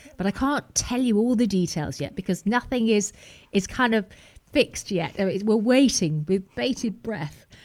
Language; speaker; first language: English; native; English